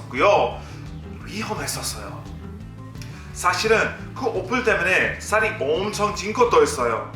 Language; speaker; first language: Korean; non-native, fluent; English